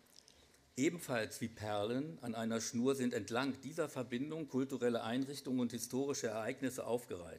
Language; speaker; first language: German; native; German